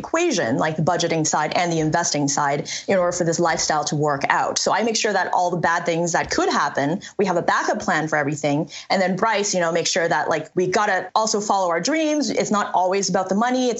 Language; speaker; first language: English; early bilingual, other home language; Chinese